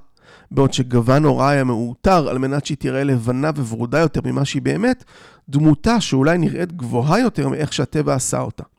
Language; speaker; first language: Hebrew; native; Hebrew